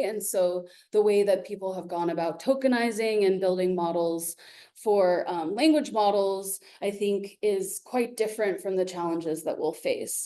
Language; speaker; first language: English; native; English